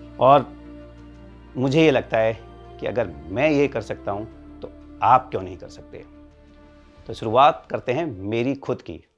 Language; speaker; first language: Hindi; native; Hindi